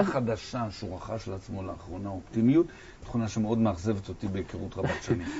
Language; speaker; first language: Hebrew; native; Hebrew